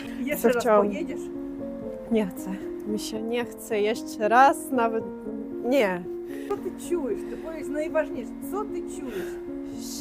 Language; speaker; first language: Polish; non-native, fluent; Russian